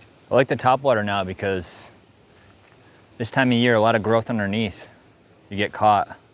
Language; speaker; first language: English; native; English